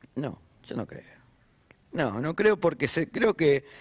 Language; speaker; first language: Spanish; native; Spanish